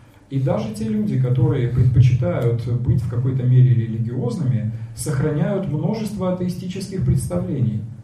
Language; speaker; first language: Russian; native; Russian